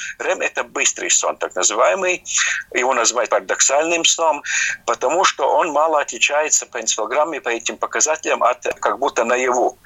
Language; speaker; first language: Russian; non-native, local second language; Latvian